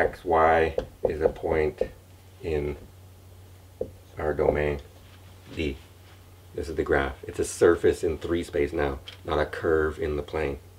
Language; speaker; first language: English; native; English